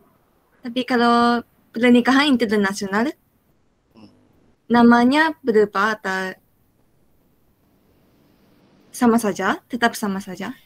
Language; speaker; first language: Indonesian; non-native, learner; Japanese